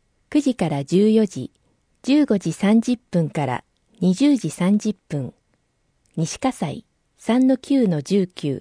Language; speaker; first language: Japanese; native; Japanese